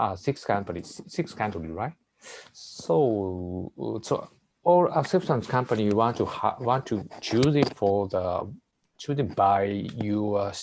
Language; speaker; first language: English; non-native, learner; Japanese